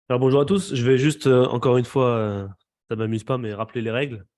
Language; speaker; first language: French; native; French